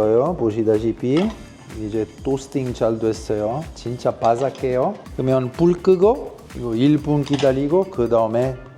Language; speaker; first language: Korean; non-native, fluent; Italian